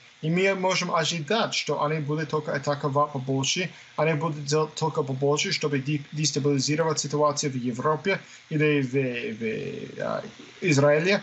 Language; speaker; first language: Russian; non-native, fluent; English